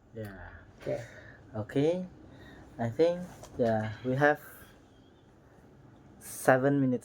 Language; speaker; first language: English; non-native, learner; Indonesian